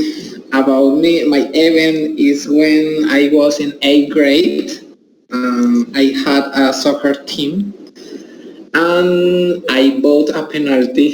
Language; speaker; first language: English; non-native, learner; Spanish